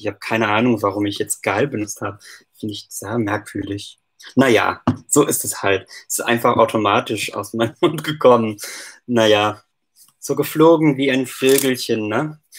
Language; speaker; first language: German; non-native, fluent; English